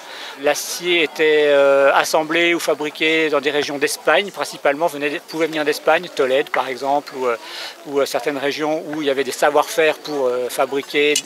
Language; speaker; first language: French; native; French